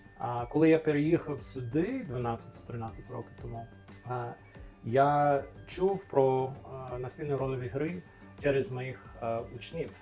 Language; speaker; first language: Ukrainian; non-native, fluent; English